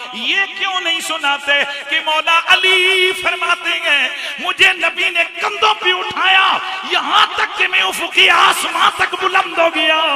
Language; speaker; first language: Urdu; non-native, local second language; Punjabi